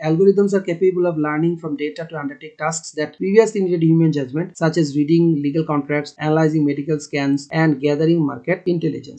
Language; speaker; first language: English; non-native, local second language; Bangla